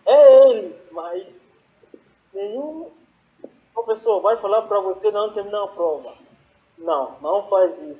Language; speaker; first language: Portuguese; non-native, fluent; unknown